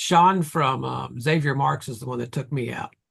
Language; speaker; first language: English; native; English